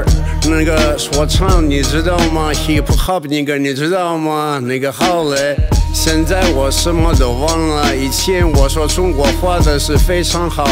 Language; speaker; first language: Chinese; non-native, learner; Russian